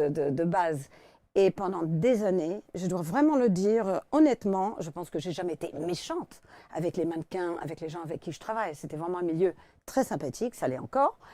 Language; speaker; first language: French; non-native, fluent; English